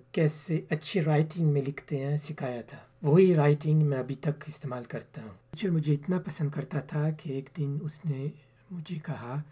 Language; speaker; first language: Urdu; early bilingual, heritage; Urdu